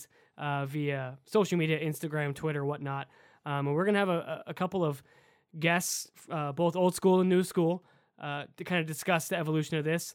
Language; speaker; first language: English; native; English